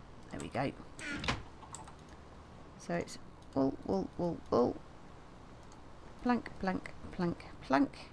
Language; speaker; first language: English; native; English